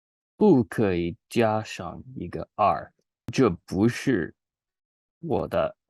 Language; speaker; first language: Chinese; non-native, learner; English